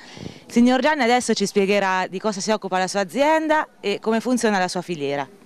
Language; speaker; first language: Italian; native; Italian